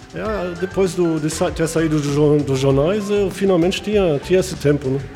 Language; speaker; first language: Portuguese; non-native, fluent; German